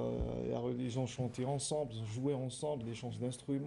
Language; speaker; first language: French; non-native, local second language; Arabic